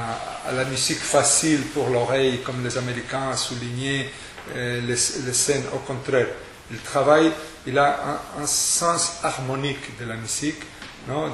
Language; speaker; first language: French; non-native, fluent; Spanish